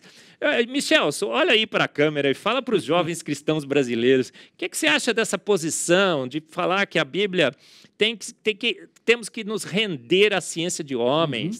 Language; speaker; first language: Portuguese; native; Portuguese